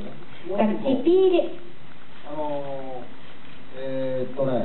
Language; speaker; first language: Russian; non-native, fluent; Japanese